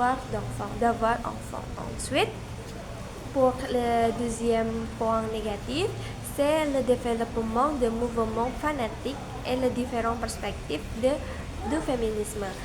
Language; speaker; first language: French; non-native, learner; Indonesian